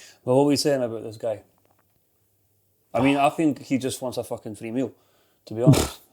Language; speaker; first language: English; native; English